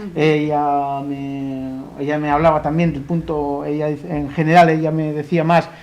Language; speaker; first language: Spanish; non-native, local second language; Basque